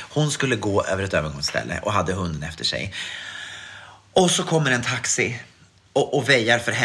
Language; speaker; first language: Swedish; native; Swedish